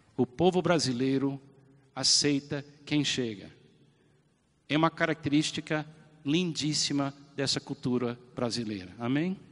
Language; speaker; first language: Portuguese; non-native, fluent; English